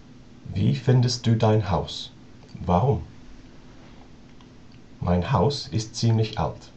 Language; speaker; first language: German; non-native, learner; English